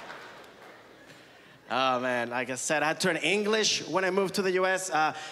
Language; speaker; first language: English; early bilingual, other home language; Spanish